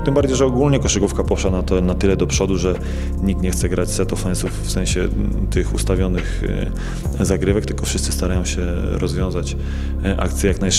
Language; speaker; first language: Polish; native; Polish